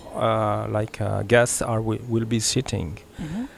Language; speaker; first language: English; early bilingual, heritage; Italian